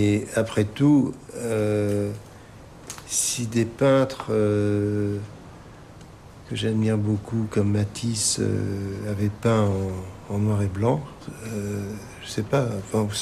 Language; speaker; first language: French; non-native, local second language; Arabic